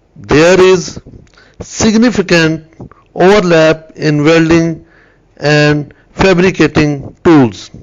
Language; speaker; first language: English; non-native, local second language; Urdu